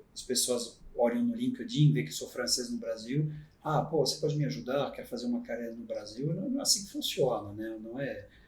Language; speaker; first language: Portuguese; non-native, fluent; French